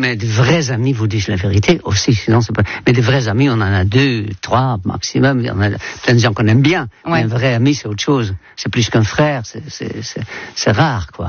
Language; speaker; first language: French; non-native, fluent; Dutch